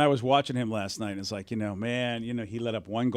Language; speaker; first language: English; native; English